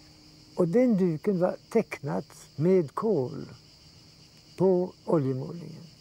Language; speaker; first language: Swedish; early bilingual, heritage; Swedish